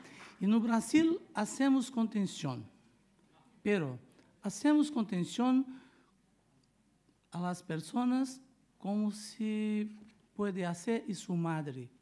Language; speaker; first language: Spanish; non-native, learner; Portuguese